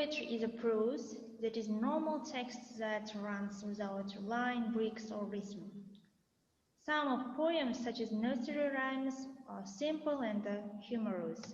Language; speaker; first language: English; non-native, fluent; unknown